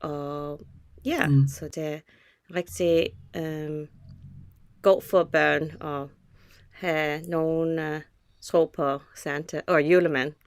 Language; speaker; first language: Danish; non-native, learner; English